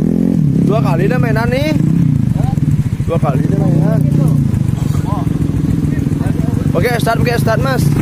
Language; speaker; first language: Indonesian; native; Indonesian